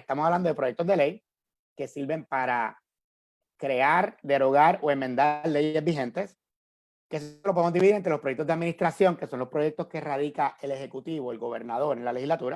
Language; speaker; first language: Spanish; native; Spanish